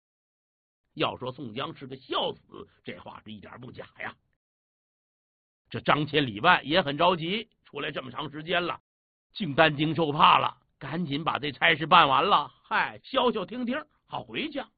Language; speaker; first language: Chinese; native; Chinese